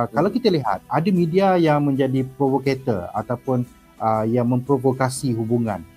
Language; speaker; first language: Malay; native; Malay